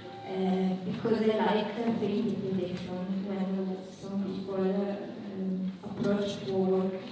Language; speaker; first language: English; non-native, learner; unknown